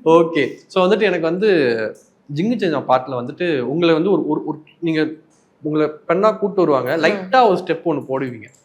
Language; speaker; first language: Tamil; native; Tamil